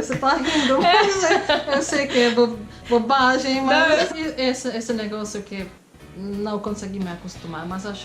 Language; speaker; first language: Portuguese; non-native, fluent; Czech